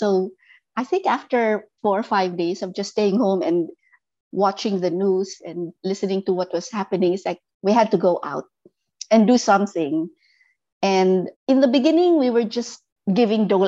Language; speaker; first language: English; non-native, local second language; Filipino